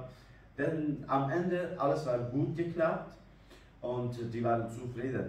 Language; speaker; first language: German; non-native, learner; Kurdish